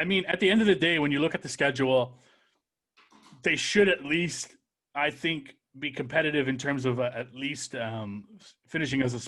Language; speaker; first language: English; native; English